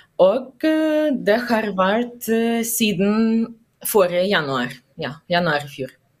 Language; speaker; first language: Norwegian; non-native, learner; Russian